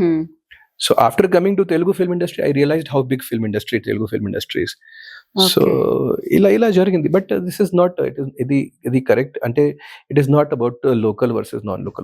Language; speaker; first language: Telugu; non-native, fluent; Hindi